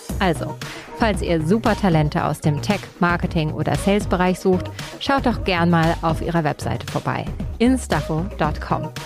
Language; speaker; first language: German; native; German